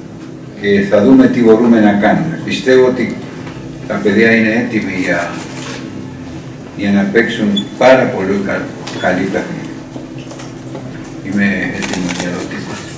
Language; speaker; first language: Greek; non-native, learner; Spanish